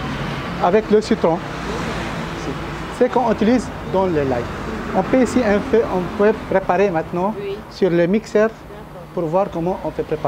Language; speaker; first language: French; non-native, learner; Arabic